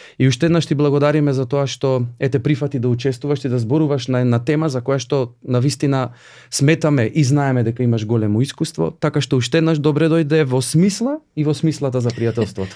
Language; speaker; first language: Macedonian; native; Macedonian